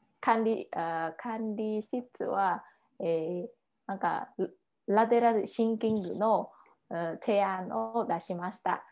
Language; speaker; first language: Japanese; non-native, learner; Vietnamese